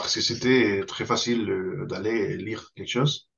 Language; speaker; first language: French; non-native, fluent; Spanish